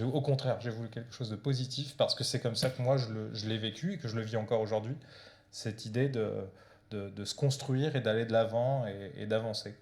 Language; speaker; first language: French; early bilingual, other home language; Portuguese